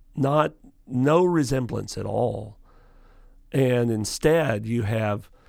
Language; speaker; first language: English; native; English